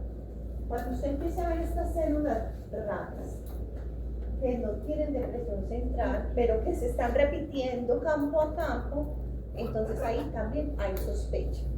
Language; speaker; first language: Spanish; native; Spanish